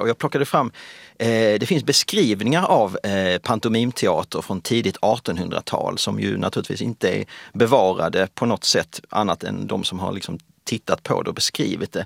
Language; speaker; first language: Swedish; native; Swedish